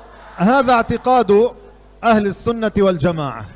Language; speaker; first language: Arabic; native; Arabic